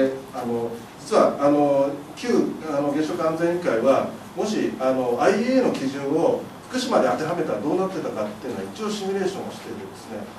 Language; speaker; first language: Japanese; native; Japanese